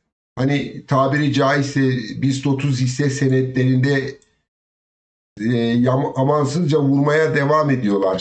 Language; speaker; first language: Turkish; native; Turkish